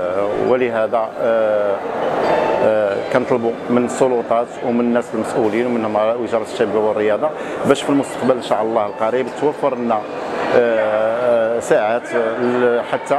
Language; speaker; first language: Arabic; native; Arabic